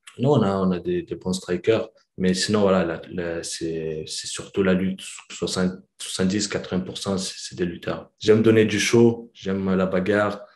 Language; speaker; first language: French; early bilingual, other home language; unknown